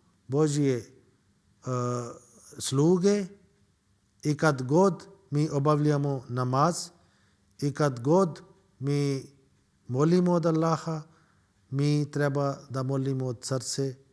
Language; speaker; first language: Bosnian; non-native, learner; Urdu